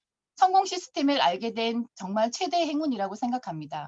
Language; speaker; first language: Korean; native; Korean